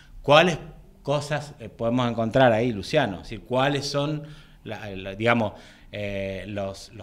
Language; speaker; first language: Spanish; native; Spanish